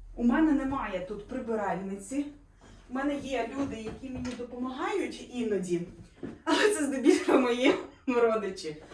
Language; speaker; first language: Ukrainian; non-native, local second language; Russian